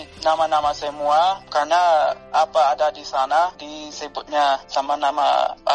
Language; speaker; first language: Indonesian; non-native, fluent; English